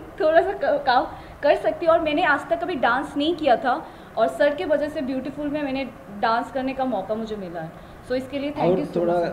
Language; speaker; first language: Hindi; non-native, local second language; Bangla